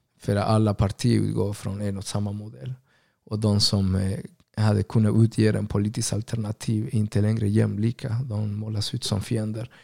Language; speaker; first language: Swedish; early bilingual, other home language; Spanish